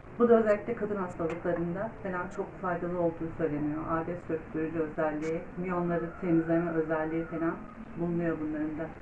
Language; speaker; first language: Turkish; native; Turkish